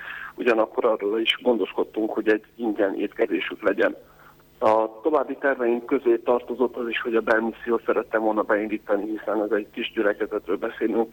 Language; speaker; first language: Hungarian; native; Hungarian